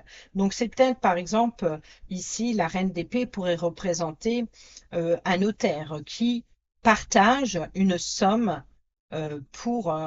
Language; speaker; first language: French; native; French